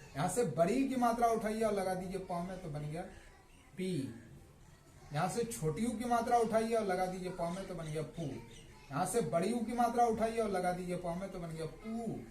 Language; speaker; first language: Hindi; native; Hindi